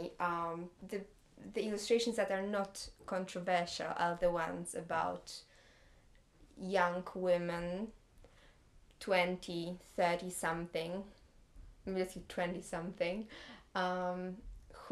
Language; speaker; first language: English; non-native, fluent; Polish